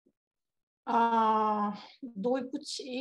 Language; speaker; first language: Chinese; non-native, learner; Ukrainian